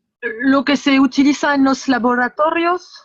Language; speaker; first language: Spanish; non-native, learner; French